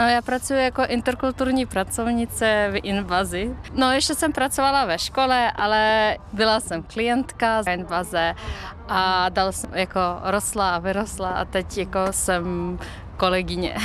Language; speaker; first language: Czech; non-native, learner; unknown